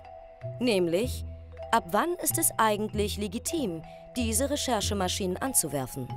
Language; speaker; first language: German; native; German